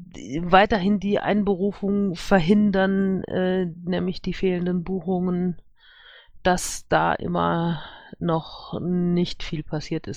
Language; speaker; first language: German; native; German